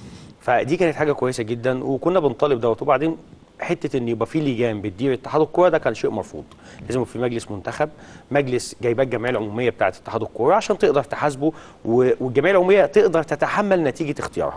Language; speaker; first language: Arabic; native; Arabic